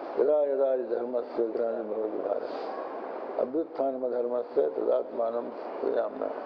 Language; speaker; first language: Hindi; native; Hindi